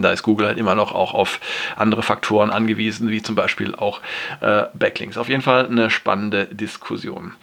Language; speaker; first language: German; native; German